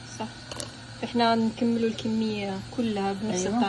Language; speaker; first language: Arabic; native; Arabic